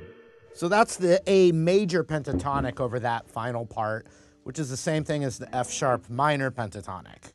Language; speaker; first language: English; native; English